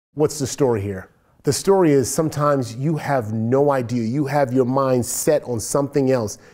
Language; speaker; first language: English; native; English